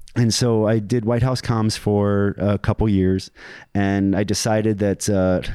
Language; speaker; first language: English; native; English